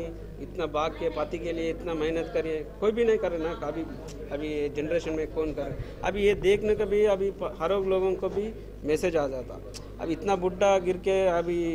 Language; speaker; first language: Hindi; non-native, local second language; Marathi